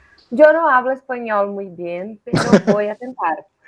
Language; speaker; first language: Spanish; non-native, learner; Portuguese